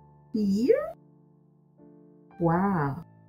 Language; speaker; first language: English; non-native, learner; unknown